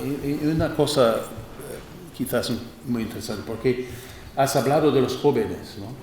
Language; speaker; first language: Spanish; non-native, fluent; German